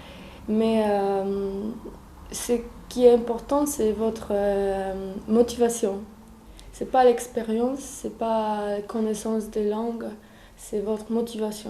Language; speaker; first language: French; non-native, fluent; Polish